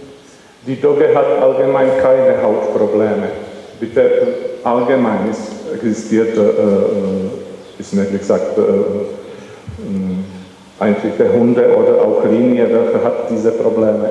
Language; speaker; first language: German; non-native, learner; Czech